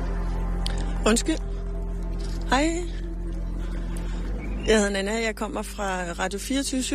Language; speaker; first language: Danish; native; Danish